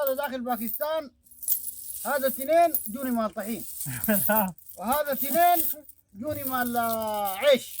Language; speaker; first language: Arabic; non-native, learner; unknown